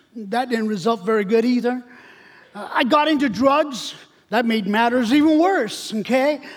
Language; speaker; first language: English; early bilingual, other home language; Spanish